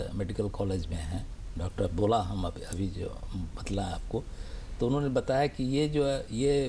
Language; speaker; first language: Hindi; native; Hindi